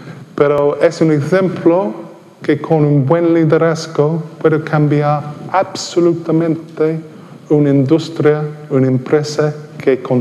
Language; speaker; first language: Spanish; non-native, fluent; English